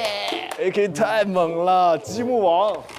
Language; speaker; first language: Chinese; native; Chinese